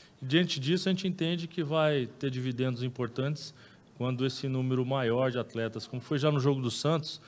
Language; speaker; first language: Portuguese; native; Portuguese